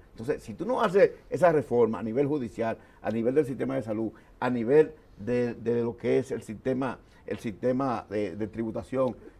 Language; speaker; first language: Spanish; native; Spanish